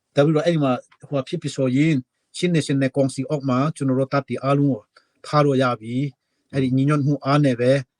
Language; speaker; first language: Burmese; non-native, local second language; Hakha Chin